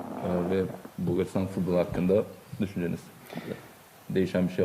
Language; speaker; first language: Turkish; non-native, learner; Bulgarian